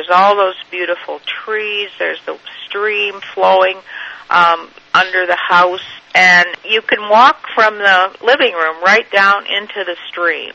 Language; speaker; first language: English; native; English